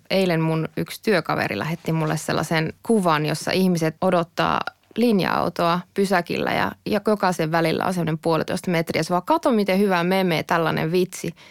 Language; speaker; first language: Finnish; native; Finnish